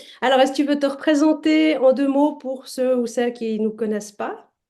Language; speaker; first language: French; native; French